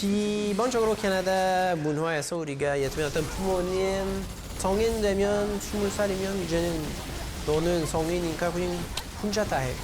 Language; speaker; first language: Korean; non-native, fluent; English